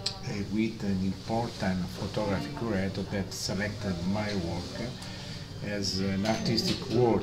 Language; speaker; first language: English; non-native, learner; Italian